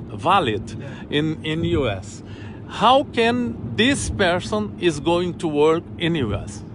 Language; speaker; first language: English; non-native, learner; Portuguese